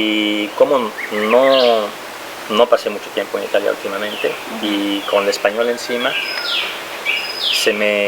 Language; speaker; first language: Spanish; non-native, fluent; French